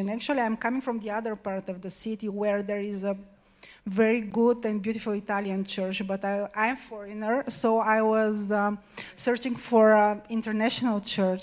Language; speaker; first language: English; non-native, fluent; Bulgarian